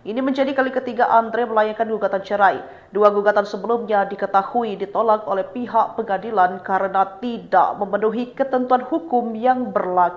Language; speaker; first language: Indonesian; native; Indonesian